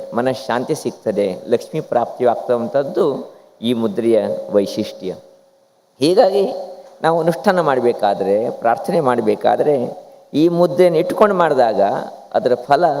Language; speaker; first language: Kannada; non-native, local second language; Konkani